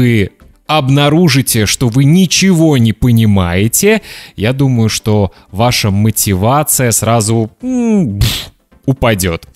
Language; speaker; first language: Russian; native; Russian